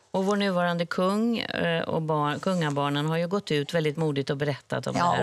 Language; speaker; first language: Swedish; native; Swedish